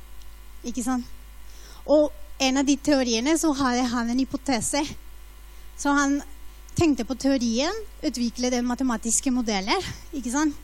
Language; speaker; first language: Norwegian; non-native, fluent; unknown